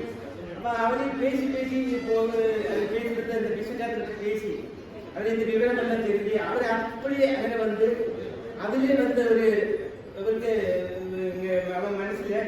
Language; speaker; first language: Tamil; non-native, learner; Malayalam